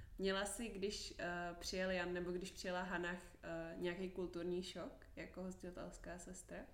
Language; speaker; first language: Czech; native; Czech